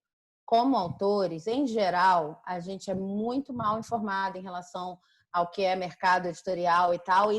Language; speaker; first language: Portuguese; native; Portuguese